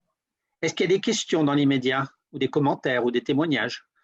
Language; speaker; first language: French; native; French